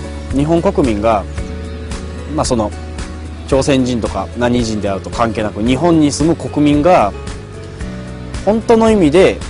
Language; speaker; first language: Japanese; native; Japanese